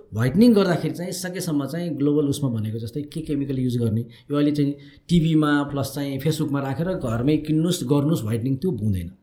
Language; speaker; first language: Nepali; native; Nepali